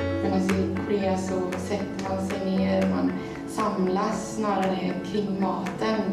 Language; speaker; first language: Swedish; early bilingual, other home language; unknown